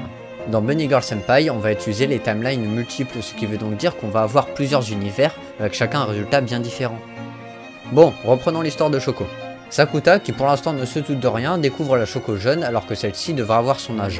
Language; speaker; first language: French; native; French